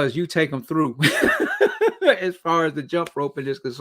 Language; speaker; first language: English; native; English